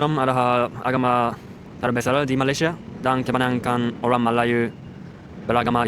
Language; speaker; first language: Indonesian; non-native, learner; Japanese